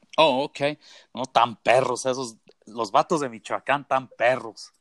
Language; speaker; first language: Spanish; early bilingual, heritage; Spanish